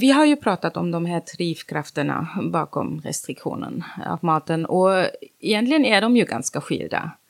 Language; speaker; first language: Swedish; non-native, fluent; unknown